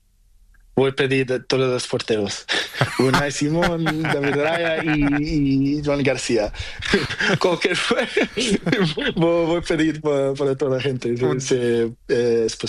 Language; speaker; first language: Spanish; non-native, learner; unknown